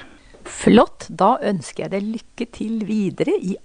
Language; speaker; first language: Norwegian; native; Norwegian